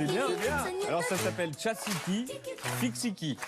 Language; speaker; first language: French; native; French